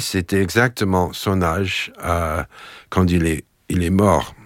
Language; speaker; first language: French; non-native, fluent; English